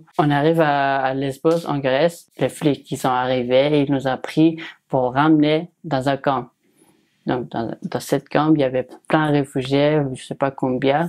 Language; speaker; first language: French; non-native, learner; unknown